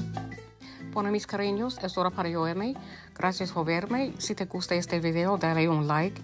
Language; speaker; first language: Spanish; early bilingual, heritage; English